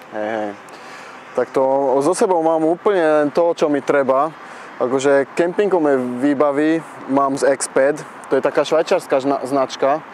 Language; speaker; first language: Slovak; early bilingual, heritage; Slovak